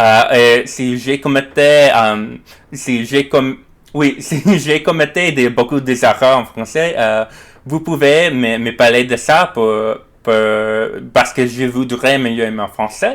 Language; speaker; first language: French; non-native, learner; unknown